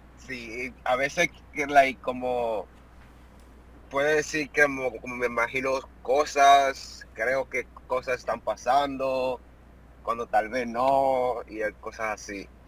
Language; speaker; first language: Spanish; early bilingual, other home language; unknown